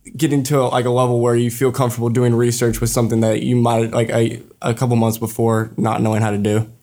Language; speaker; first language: English; native; English